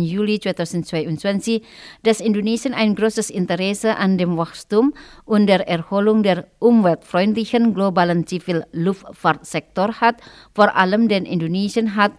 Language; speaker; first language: German; non-native, fluent; Indonesian